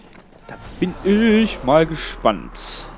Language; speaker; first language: German; native; German